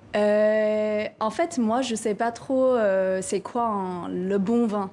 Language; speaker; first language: French; non-native, learner; Chinese